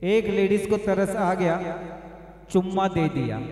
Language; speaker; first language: Hindi; non-native, local second language; Marathi